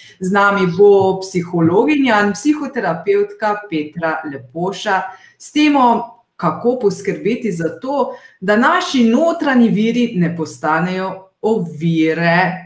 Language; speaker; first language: Slovenian; native; Slovenian